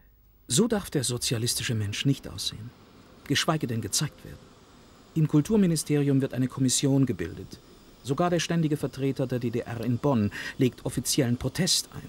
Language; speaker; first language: German; native; German